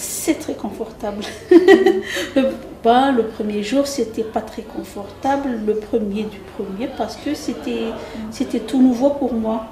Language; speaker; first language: French; non-native, local second language; Malagasy